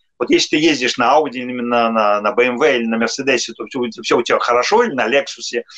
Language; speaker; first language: Russian; native; Russian